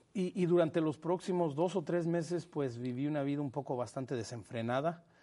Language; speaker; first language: Spanish; native; Spanish